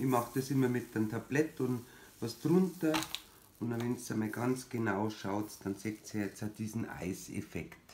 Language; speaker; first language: German; native; German